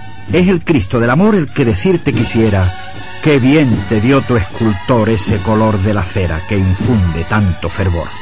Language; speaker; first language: Spanish; native; Spanish